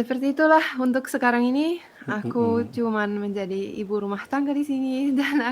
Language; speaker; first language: Indonesian; non-native, fluent; Finnish